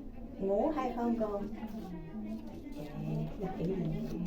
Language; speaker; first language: Cantonese; non-native, fluent; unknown